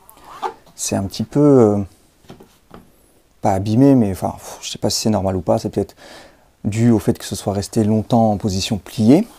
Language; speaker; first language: French; native; French